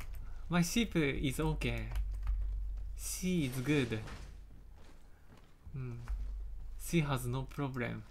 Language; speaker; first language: English; non-native, learner; Japanese